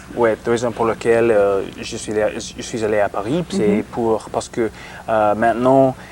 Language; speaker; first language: French; non-native, learner; English